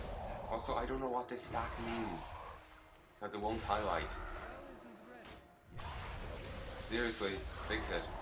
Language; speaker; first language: English; native; English